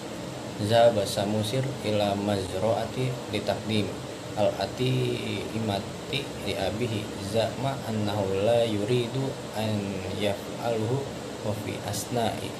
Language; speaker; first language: Arabic; non-native, learner; Indonesian